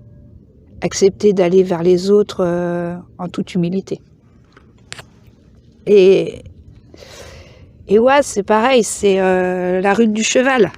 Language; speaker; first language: French; native; French